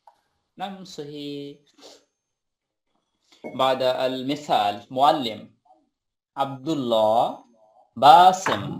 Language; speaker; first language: Arabic; non-native, fluent; Bangla